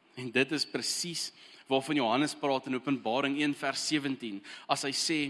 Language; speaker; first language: Afrikaans; early bilingual, heritage; Afrikaans